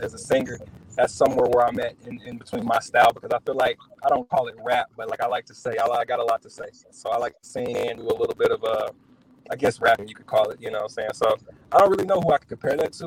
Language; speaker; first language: English; native; English